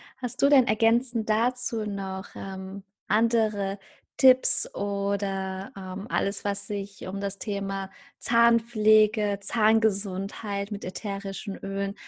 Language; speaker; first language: German; native; German